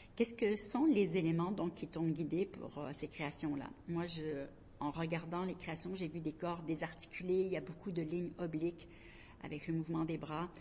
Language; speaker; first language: French; native; French